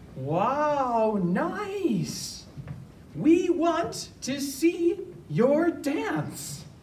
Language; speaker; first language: English; native; English